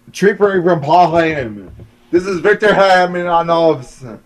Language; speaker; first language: English; native; English